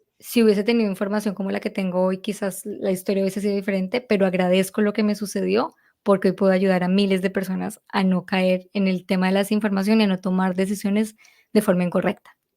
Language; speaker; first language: Spanish; native; Spanish